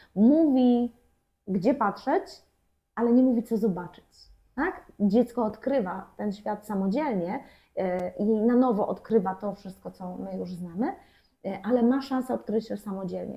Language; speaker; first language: Polish; native; Polish